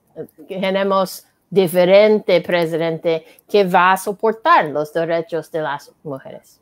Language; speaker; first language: Spanish; non-native, learner; English